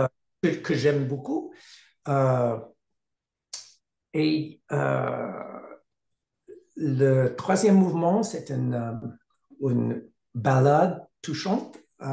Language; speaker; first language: French; non-native, learner; English